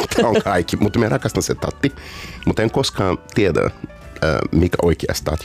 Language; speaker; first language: Finnish; non-native, fluent; Portuguese